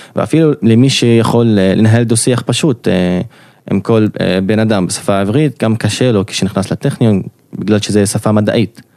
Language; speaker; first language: Hebrew; non-native, local second language; Arabic